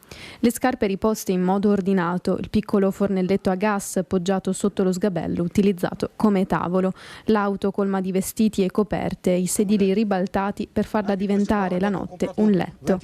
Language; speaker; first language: Italian; native; Italian